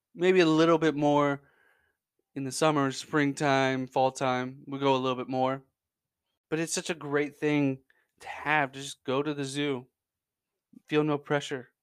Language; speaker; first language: English; native; English